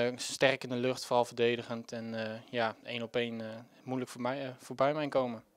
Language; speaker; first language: Dutch; native; Dutch